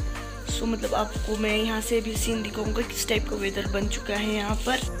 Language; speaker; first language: Hindi; non-native, local second language; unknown